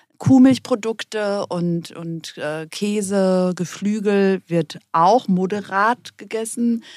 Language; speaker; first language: German; early bilingual, other home language; Greek